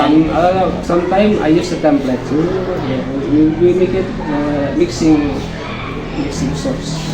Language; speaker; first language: English; non-native, learner; Indonesian